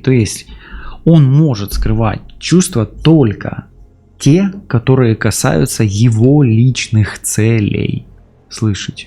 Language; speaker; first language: Russian; native; Russian